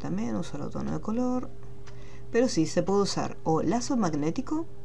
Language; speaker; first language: Spanish; native; Spanish